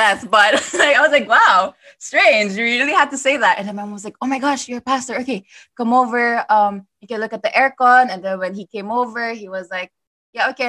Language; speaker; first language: English; non-native, local second language; Persian